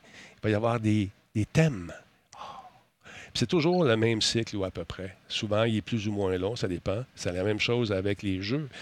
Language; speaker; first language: French; native; French